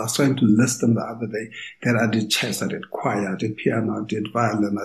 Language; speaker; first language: English; non-native, local second language; Tswana